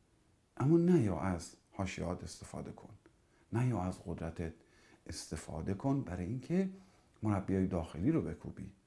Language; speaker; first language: Persian; native; Persian